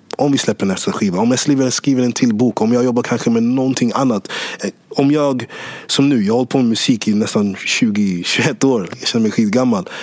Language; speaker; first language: Swedish; early bilingual, other home language; English